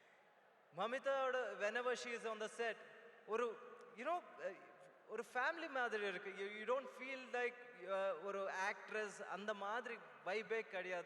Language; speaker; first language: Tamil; non-native, learner; Telugu